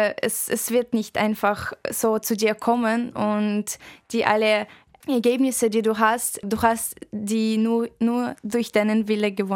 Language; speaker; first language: German; non-native, fluent; Russian